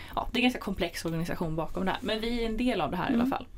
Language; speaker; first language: Swedish; native; Swedish